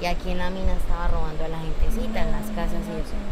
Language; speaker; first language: Spanish; native; Spanish